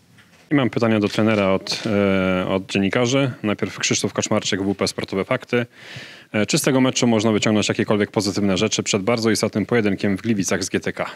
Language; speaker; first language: Polish; native; Polish